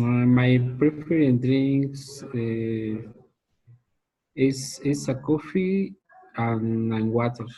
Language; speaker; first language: English; non-native, learner; Spanish